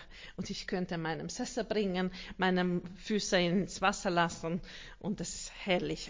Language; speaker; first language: German; non-native, learner; Hungarian